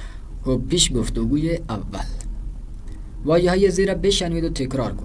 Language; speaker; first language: Persian; non-native, fluent; Urdu